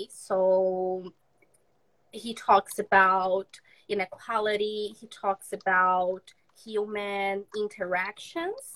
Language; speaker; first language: English; non-native, fluent; Portuguese